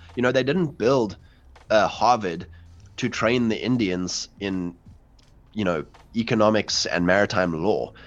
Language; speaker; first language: English; native; English